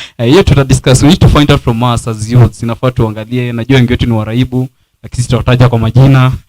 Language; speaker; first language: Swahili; non-native, local second language; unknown